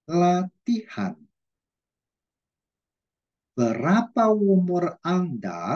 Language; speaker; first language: Indonesian; non-native, fluent; Chinese